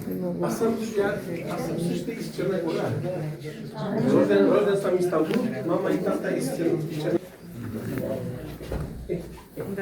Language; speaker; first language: Bulgarian; non-native, learner; Serbian